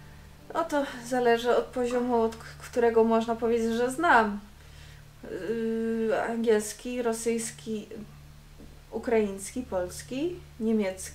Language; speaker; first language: Polish; non-native, fluent; Dutch